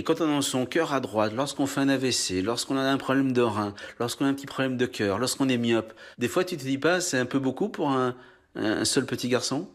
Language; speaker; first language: French; native; French